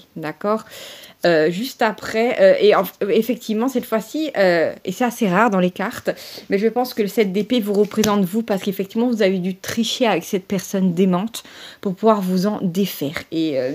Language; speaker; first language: French; native; French